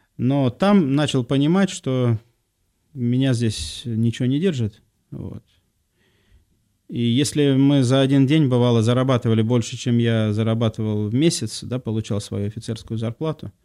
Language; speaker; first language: Russian; native; Russian